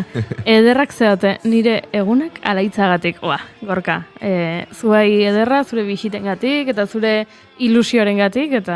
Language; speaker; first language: Basque; native; Basque